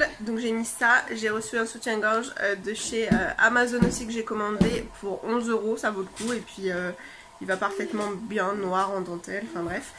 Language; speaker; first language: French; native; French